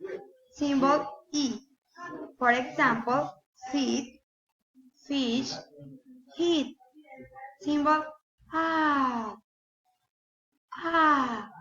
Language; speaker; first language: English; non-native, learner; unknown